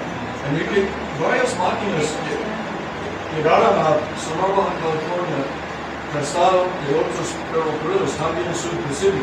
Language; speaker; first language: Spanish; non-native, fluent; English